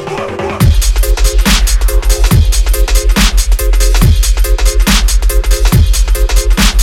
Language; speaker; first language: English; native; English